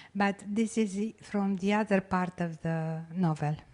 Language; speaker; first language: English; non-native, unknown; Romanian